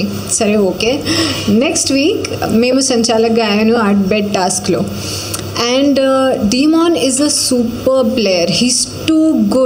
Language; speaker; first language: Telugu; non-native, learner; Hindi